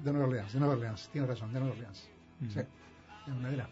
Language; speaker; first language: Spanish; native; Spanish